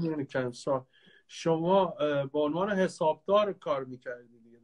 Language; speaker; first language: Persian; native; Persian